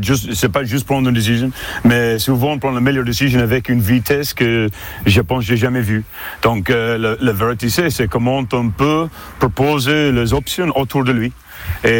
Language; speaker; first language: French; non-native, fluent; English